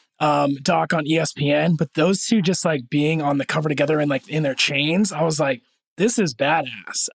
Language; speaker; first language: English; early bilingual, other home language; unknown